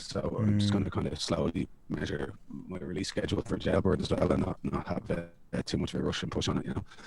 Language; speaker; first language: English; native; English